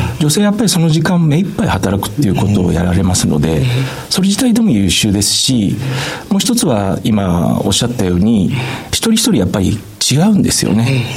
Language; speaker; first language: Japanese; native; Japanese